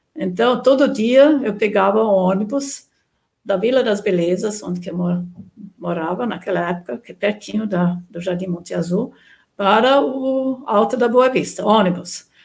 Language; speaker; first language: Portuguese; non-native, fluent; German